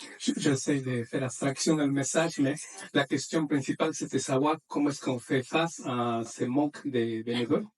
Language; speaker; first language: French; non-native, fluent; Spanish